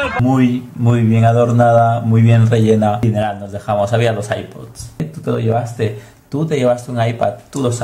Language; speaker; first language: Spanish; native; Spanish